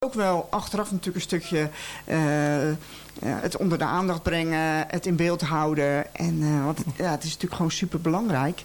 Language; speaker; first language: Dutch; native; Dutch